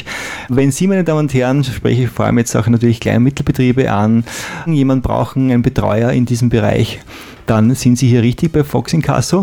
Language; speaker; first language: German; native; German